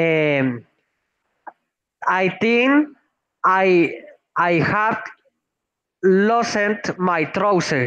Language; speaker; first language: English; non-native, learner; Spanish